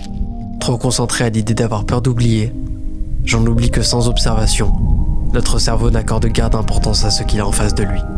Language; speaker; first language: French; native; French